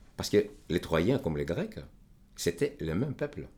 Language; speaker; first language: French; non-native, fluent; Greek